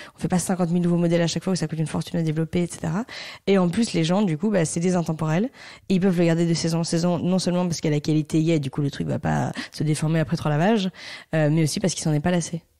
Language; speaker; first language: French; native; French